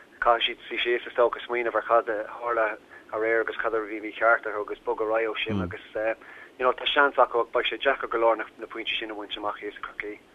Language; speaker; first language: Irish; native; Irish